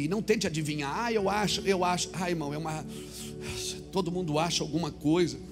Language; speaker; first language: Portuguese; native; Portuguese